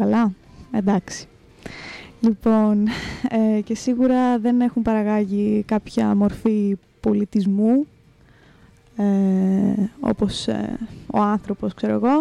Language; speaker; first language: Greek; native; Greek